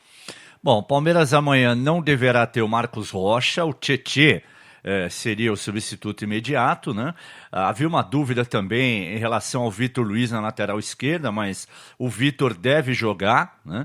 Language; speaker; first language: Portuguese; native; Portuguese